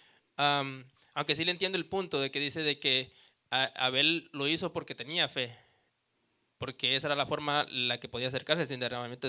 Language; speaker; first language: Spanish; native; Spanish